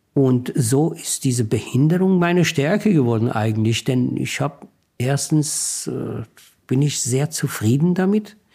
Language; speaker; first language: German; non-native, fluent; Persian